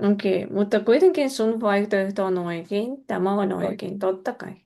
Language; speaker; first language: Finnish; non-native, fluent; Russian